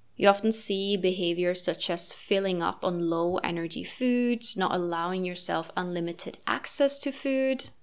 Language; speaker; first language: English; non-native, fluent; Norwegian